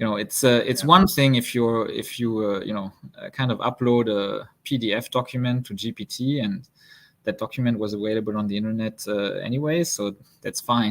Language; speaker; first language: English; non-native, fluent; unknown